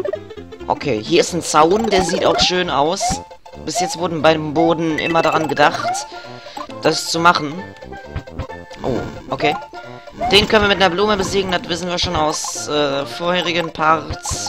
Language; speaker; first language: German; native; German